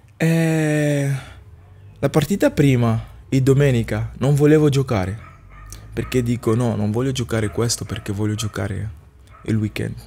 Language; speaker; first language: Italian; non-native, fluent; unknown